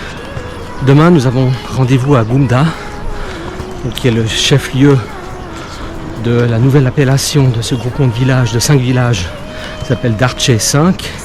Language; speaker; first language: French; native; French